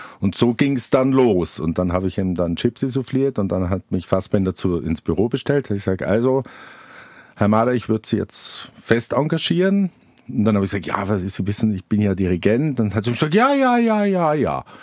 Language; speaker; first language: German; native; German